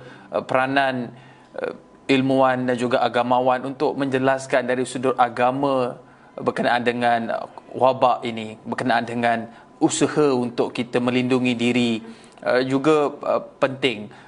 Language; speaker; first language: Malay; native; Malay